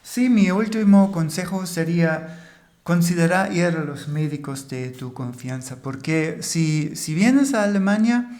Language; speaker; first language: Spanish; non-native, fluent; German